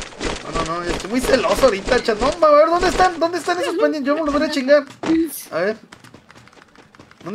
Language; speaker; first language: Spanish; native; Spanish